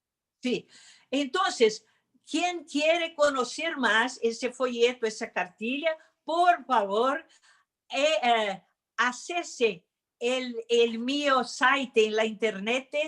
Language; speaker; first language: Spanish; non-native, fluent; Portuguese